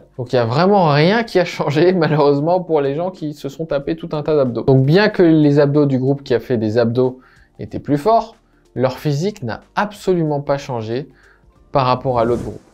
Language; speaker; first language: French; native; French